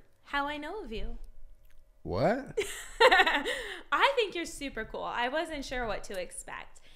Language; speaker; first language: English; native; English